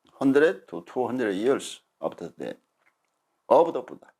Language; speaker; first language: English; non-native, fluent; Korean